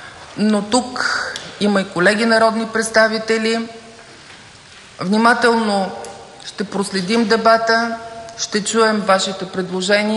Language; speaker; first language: Bulgarian; native; Bulgarian